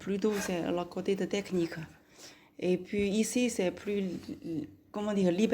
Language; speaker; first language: French; non-native, learner; Chinese